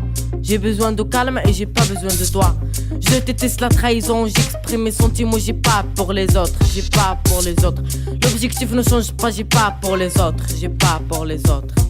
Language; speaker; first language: French; non-native, learner; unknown